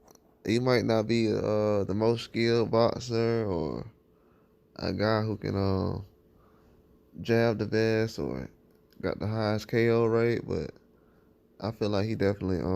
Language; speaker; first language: English; native; English